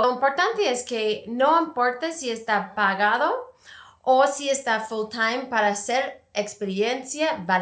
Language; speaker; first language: Spanish; non-native, fluent; English